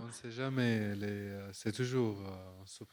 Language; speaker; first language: French; non-native, fluent; Arabic